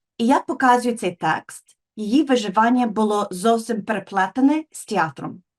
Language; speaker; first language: Ukrainian; non-native, fluent; English